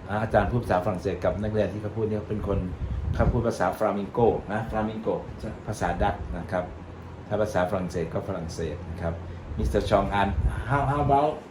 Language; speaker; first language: Thai; native; Thai